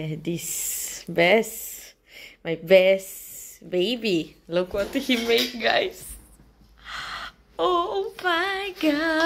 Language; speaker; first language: English; non-native, learner; Portuguese